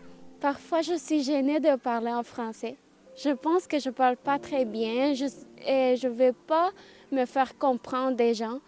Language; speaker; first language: French; non-native, fluent; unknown